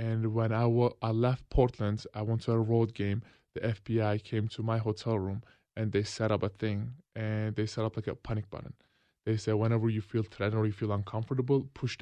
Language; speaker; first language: English; non-native, fluent; Turkish